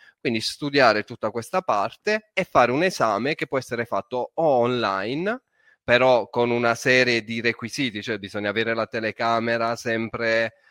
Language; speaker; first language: Italian; native; Italian